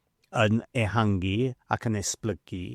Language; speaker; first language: Welsh; non-native, fluent; English